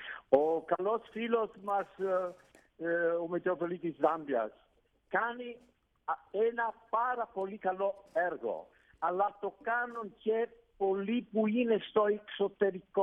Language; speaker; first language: Greek; non-native, fluent; Italian